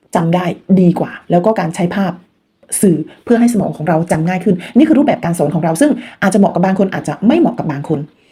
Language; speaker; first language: Thai; non-native, local second language; Khmer